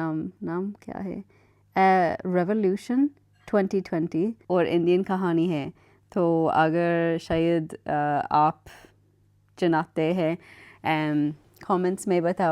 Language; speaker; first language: Hindi; non-native, learner; English